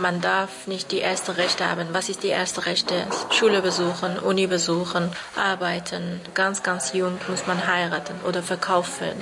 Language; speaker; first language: German; non-native, fluent; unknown